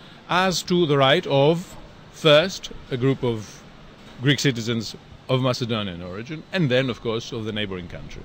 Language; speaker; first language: English; non-native, fluent; Greek